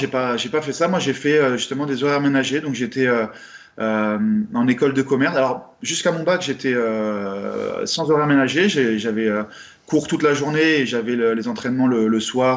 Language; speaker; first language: French; native; French